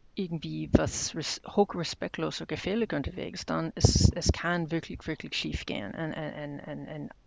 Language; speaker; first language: German; non-native, learner; English